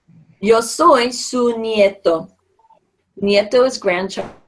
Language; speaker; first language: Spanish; non-native, fluent; English